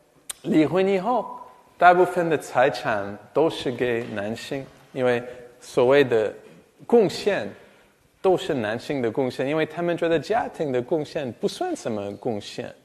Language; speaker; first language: Chinese; non-native, fluent; English